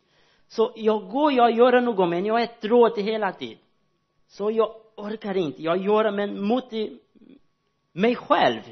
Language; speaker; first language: Swedish; non-native, learner; Portuguese